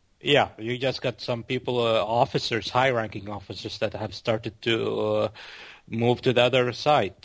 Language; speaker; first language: English; non-native, fluent; Arabic